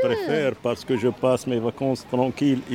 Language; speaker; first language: French; non-native, learner; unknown